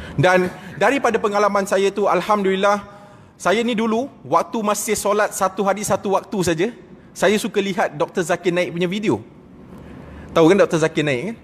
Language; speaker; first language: Malay; native; Malay